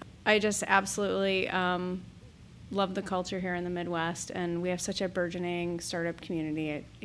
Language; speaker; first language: English; native; English